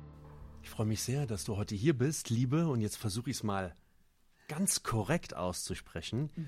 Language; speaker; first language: German; native; German